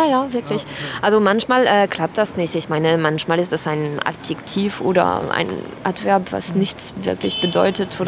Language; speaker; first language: German; non-native, fluent; French